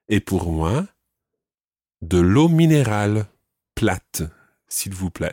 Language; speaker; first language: French; non-native, fluent; English